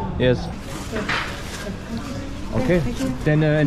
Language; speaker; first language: English; non-native, fluent; German